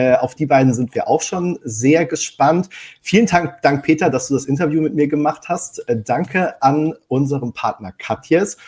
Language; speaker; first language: German; native; German